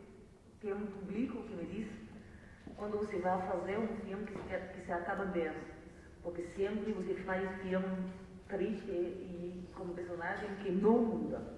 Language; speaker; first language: Portuguese; non-native, learner; French